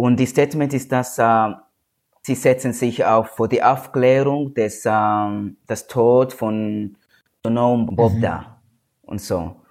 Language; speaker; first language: German; non-native, learner; Swahili